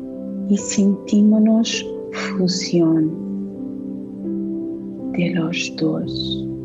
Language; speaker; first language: Spanish; non-native, fluent; Portuguese